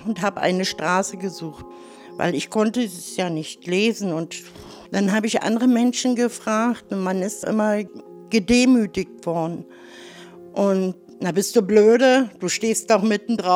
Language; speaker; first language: German; native; German